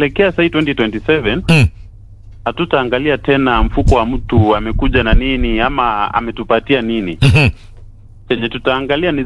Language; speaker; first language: Swahili; non-native, local second language; Gusii